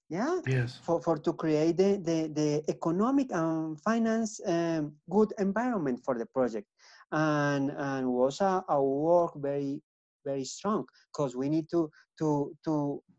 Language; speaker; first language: English; non-native, learner; Spanish